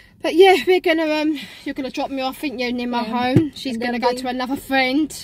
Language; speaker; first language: English; native; English